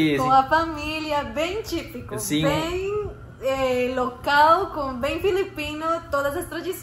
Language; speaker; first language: Portuguese; non-native, fluent; Spanish